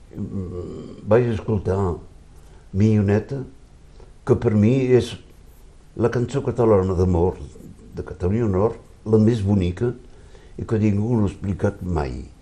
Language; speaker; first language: Catalan; early bilingual, heritage; Catalan